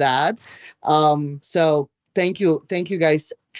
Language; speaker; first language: English; non-native, fluent; Russian